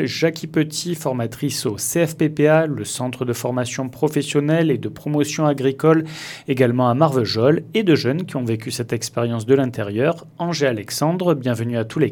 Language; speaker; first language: French; native; French